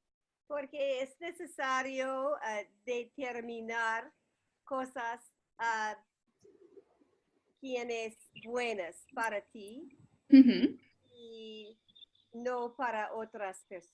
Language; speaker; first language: Spanish; non-native, learner; English